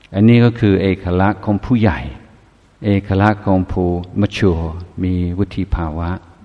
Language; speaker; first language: Thai; non-native, fluent; English